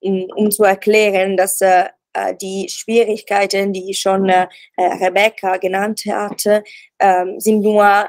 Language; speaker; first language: German; non-native, learner; Italian